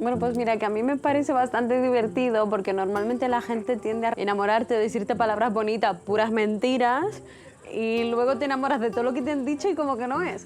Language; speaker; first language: Spanish; native; Spanish